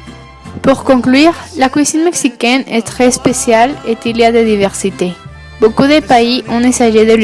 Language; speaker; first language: French; non-native, learner; Spanish